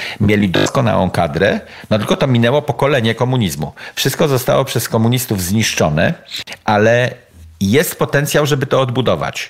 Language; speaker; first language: Polish; native; Polish